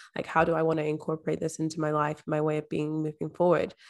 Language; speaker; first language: English; native; English